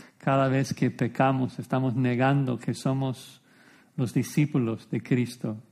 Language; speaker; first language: Spanish; non-native, fluent; English